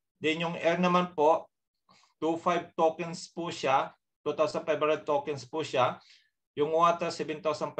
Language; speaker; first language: Filipino; native; Filipino